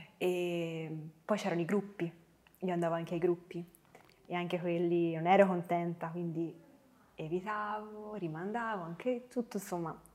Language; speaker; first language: Italian; native; Italian